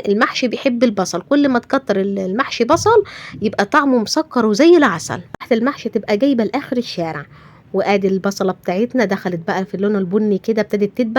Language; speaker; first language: Arabic; native; Arabic